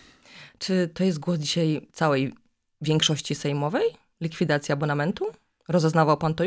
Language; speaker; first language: Polish; native; Polish